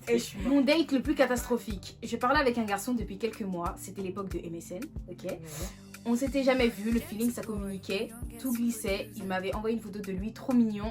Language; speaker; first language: French; native; French